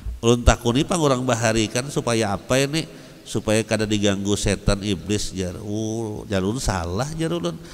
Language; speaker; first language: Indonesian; non-native, local second language; Banjar